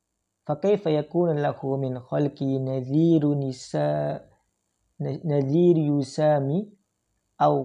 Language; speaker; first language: Arabic; non-native, fluent; Indonesian